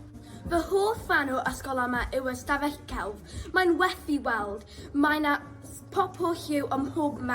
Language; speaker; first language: Welsh; non-native, local second language; English